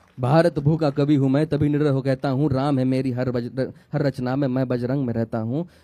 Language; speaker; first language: Hindi; non-native, local second language; Marathi